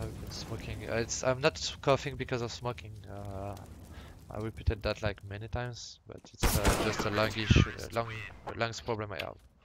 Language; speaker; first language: English; non-native, fluent; French